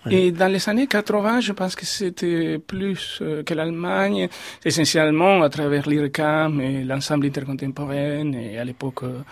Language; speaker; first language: French; non-native, fluent; Spanish